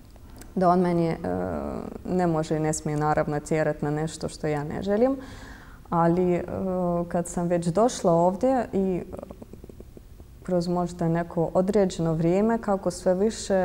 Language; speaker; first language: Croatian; non-native, fluent; Russian